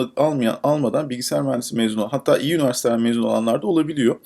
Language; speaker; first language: Turkish; native; Turkish